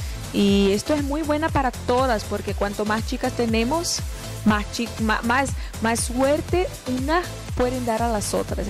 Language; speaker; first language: Spanish; non-native, fluent; Portuguese